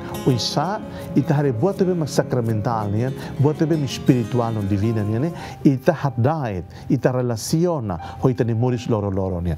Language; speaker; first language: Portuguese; non-native, local second language; Tetum